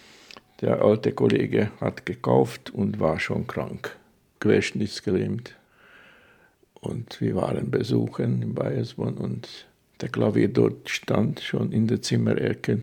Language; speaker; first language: German; non-native, fluent; Hungarian